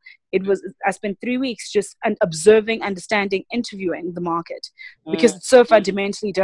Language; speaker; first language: English; non-native, local second language; Zulu